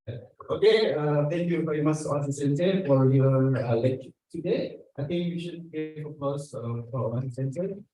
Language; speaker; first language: English; non-native, learner; Indonesian